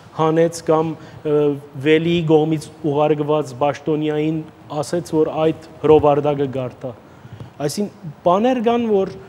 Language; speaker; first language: Armenian; early bilingual, heritage; Armenian